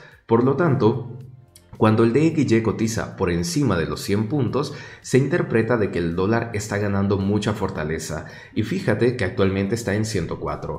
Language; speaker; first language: Spanish; native; Spanish